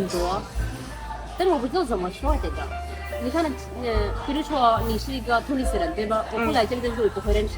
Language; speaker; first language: Chinese; non-native, fluent; Urdu